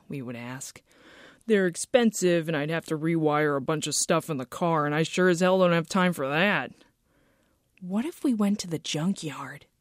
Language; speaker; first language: English; native; English